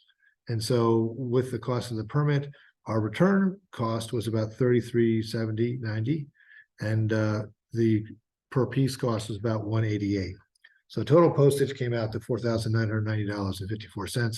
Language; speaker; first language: English; native; English